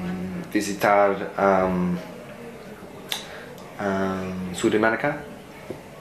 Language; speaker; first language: Spanish; non-native, learner; English